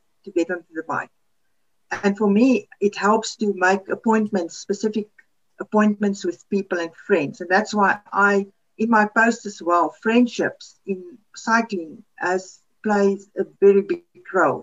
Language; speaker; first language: English; non-native, local second language; Afrikaans